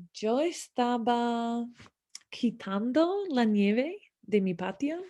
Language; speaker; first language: Spanish; non-native, fluent; English